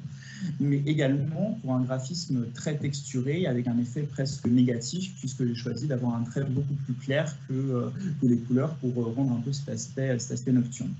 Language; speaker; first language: French; native; French